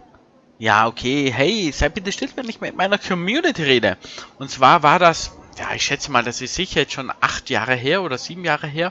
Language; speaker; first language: German; native; German